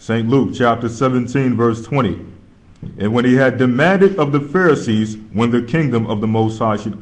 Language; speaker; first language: English; native; English